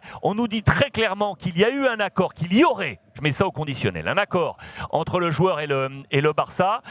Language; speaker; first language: French; native; French